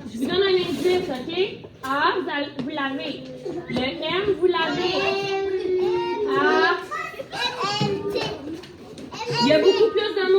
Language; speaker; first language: French; native; French